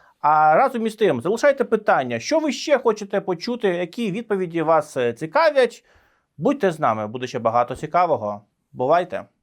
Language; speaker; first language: Ukrainian; native; Ukrainian